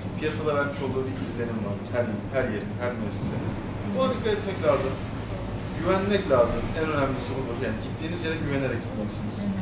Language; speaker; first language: Turkish; native; Turkish